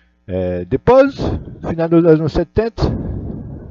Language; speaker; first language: Portuguese; non-native, learner; Russian